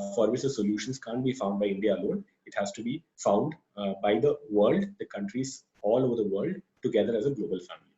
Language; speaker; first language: English; non-native, local second language; Malayalam